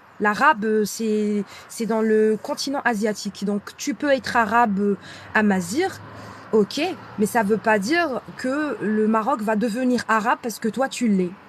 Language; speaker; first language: French; non-native, local second language; Arabic